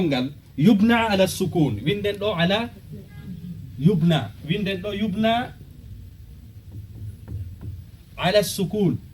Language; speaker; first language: Arabic; non-native, fluent; Fula